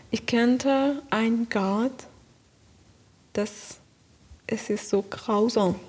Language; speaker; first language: German; non-native, learner; Persian